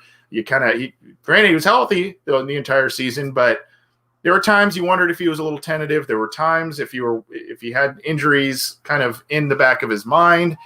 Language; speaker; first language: English; native; English